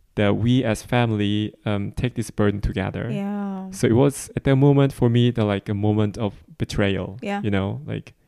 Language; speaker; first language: English; non-native, fluent; Korean